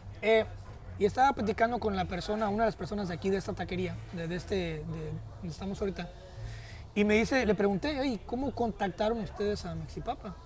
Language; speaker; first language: Spanish; early bilingual, heritage; Spanish